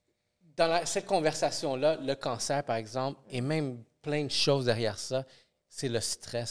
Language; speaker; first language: French; native; French